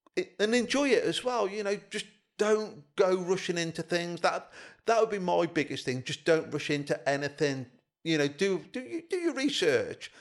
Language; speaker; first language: English; native; English